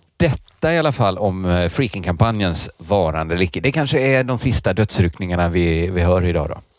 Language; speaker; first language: Swedish; native; Swedish